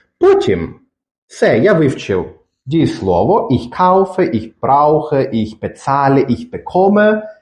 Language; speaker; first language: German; non-native, fluent; Ukrainian